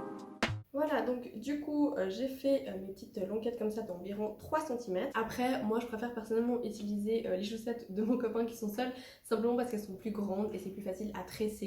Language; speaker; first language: French; native; French